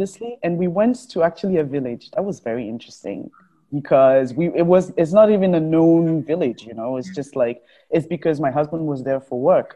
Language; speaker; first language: English; non-native, local second language; French